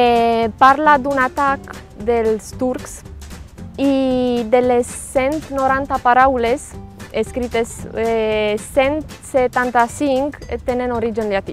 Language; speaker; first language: Catalan; non-native, fluent; Romanian